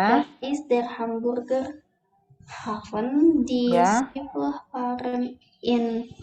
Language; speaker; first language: German; non-native, learner; Indonesian